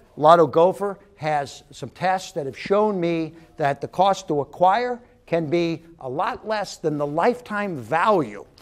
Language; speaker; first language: English; native; English